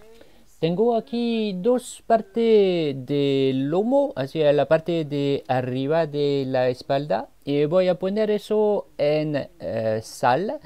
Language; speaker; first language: Spanish; non-native, fluent; French